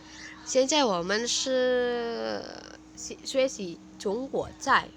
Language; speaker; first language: Chinese; non-native, fluent; Indonesian